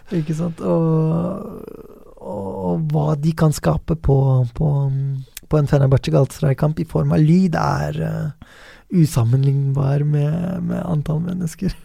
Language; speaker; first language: Norwegian; non-native, fluent; Turkish